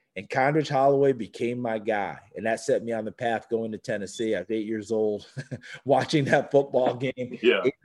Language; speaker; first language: English; native; English